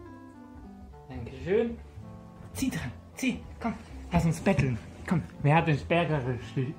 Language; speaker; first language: German; native; German